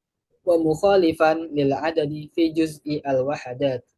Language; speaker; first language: Arabic; non-native, fluent; Indonesian